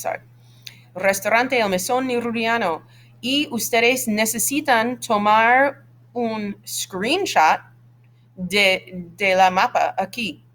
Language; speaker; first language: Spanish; non-native, fluent; English